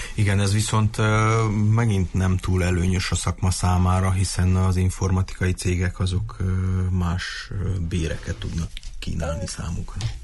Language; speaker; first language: Hungarian; native; Hungarian